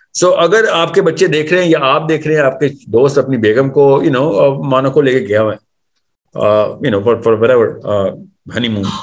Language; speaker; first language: Urdu; native; Urdu